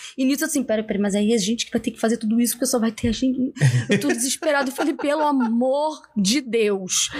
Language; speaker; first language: Portuguese; native; Portuguese